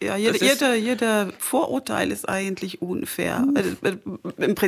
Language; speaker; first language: German; non-native, fluent; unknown